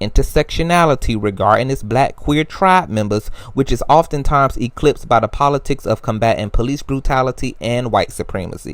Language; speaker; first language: English; native; English